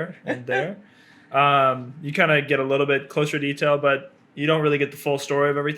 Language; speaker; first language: English; native; English